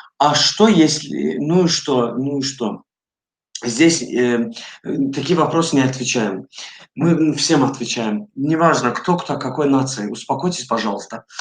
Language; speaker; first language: Russian; non-native, fluent; Azerbaijani